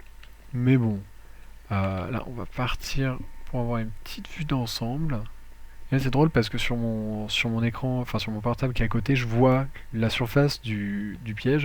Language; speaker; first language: French; native; French